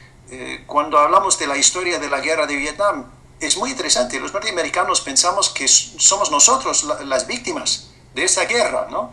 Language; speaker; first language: Spanish; non-native, fluent; English